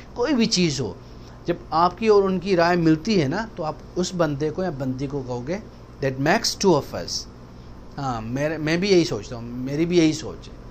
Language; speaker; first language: Urdu; non-native, local second language; Baluchi